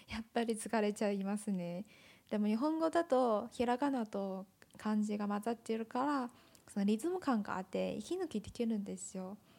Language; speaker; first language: Japanese; non-native, fluent; Chinese